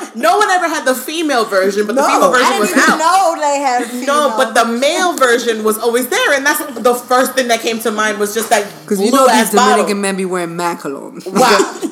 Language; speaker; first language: English; native; English